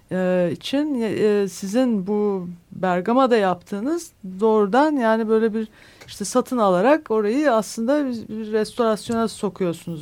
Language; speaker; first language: Turkish; native; Turkish